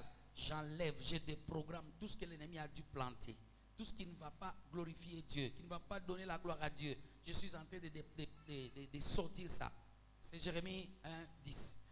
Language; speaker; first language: French; non-native, local second language; Swahili